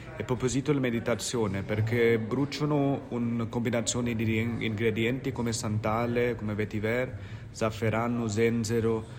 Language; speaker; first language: Italian; non-native, fluent; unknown